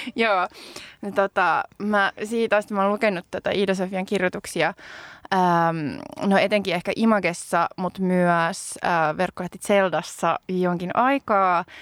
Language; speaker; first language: Finnish; non-native, local second language; Swedish